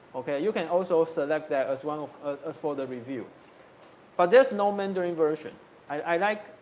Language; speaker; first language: English; non-native, fluent; Chinese